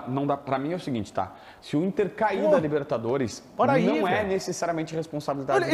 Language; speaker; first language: Portuguese; native; Portuguese